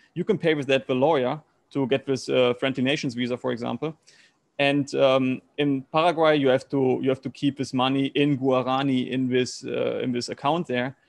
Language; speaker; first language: English; non-native, learner; German